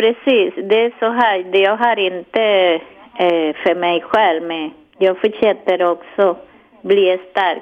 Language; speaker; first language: Swedish; non-native, learner; Spanish